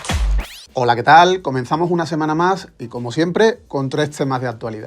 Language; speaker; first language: Spanish; native; Spanish